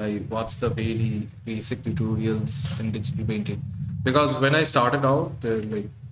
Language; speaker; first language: English; non-native, local second language; Bangla